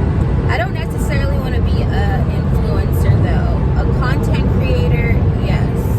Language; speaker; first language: English; native; English